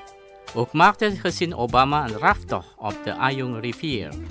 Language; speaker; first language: Dutch; non-native, learner; Indonesian